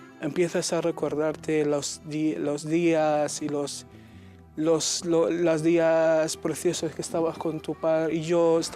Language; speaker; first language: Spanish; non-native, learner; Arabic